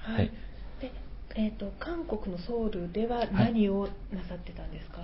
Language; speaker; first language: Japanese; native; Japanese